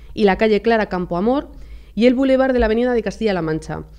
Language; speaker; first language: Spanish; native; Spanish